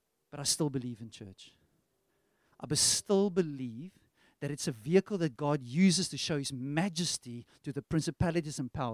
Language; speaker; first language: English; non-native, local second language; Afrikaans